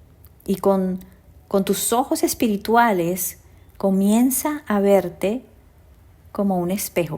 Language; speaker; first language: Spanish; native; Spanish